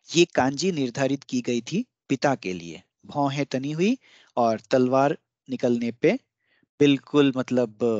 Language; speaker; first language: Hindi; non-native, local second language; Bangla